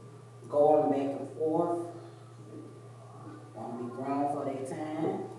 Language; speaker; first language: English; native; English